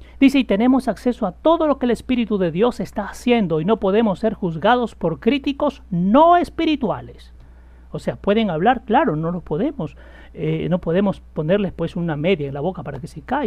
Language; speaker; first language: Spanish; native; Spanish